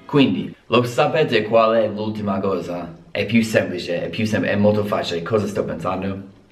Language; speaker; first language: Italian; non-native, fluent; English